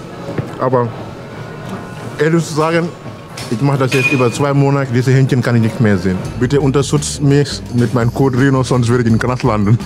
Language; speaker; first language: German; non-native, fluent; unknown